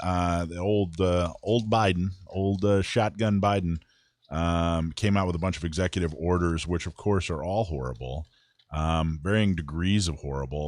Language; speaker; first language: English; native; English